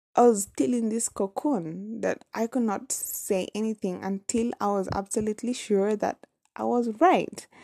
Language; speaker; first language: English; non-native, local second language; Kamba